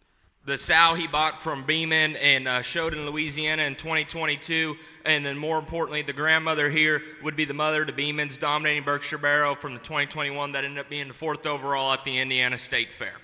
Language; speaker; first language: English; native; English